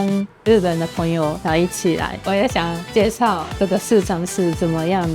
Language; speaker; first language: Chinese; non-native, learner; Japanese